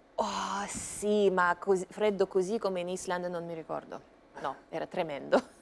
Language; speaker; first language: Italian; non-native, learner; Russian